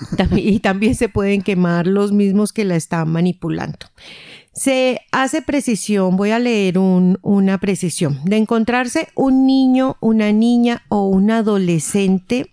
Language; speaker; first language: Spanish; native; Spanish